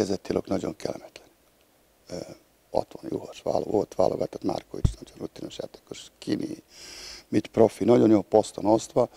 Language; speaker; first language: Hungarian; non-native, learner; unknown